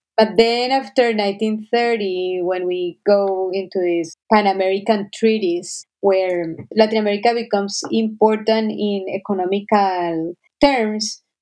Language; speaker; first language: English; non-native, fluent; Spanish